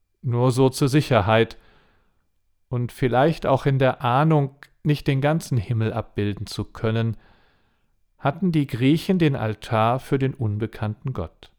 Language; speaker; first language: German; native; German